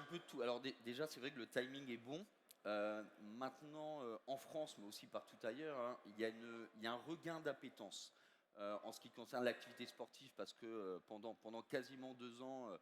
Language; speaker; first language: French; native; French